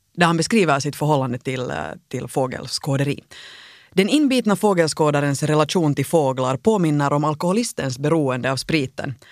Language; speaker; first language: Swedish; native; Swedish